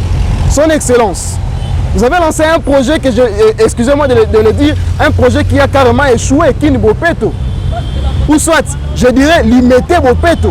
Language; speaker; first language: French; non-native, local second language; Lingala